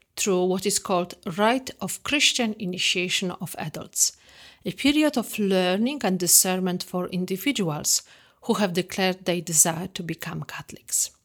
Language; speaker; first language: English; non-native, fluent; Polish